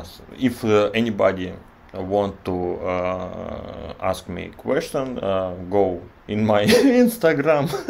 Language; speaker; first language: English; non-native, learner; Russian